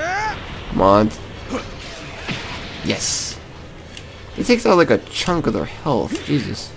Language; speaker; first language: English; native; English